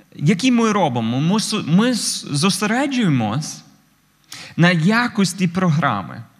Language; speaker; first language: Ukrainian; non-native, fluent; English